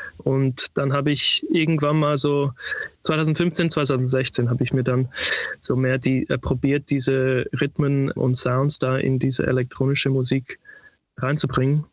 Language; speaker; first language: German; early bilingual, heritage; German